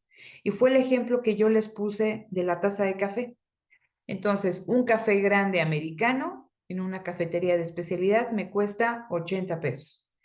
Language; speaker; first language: Spanish; native; Spanish